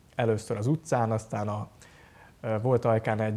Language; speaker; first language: Hungarian; native; Hungarian